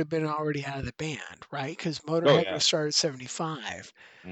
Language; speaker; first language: English; native; English